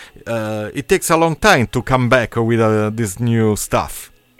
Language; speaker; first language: English; non-native, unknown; Italian